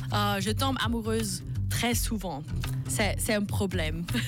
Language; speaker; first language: French; non-native, learner; German